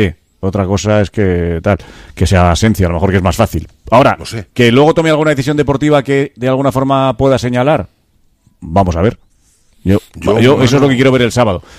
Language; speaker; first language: Spanish; native; Spanish